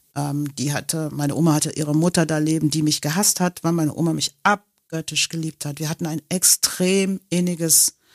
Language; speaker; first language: German; non-native, local second language; English